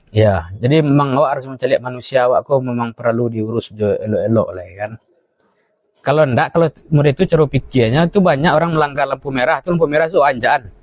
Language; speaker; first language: Indonesian; non-native, local second language; Minangkabau